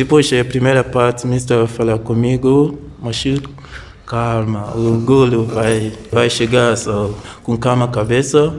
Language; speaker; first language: Portuguese; non-native, learner; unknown